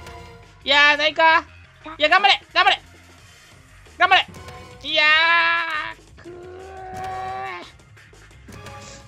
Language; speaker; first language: Japanese; native; Japanese